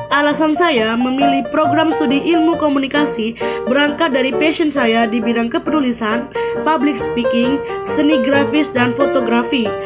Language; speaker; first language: Indonesian; non-native, local second language; Madurese